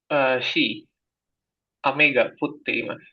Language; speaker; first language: Japanese; non-native, learner; Indonesian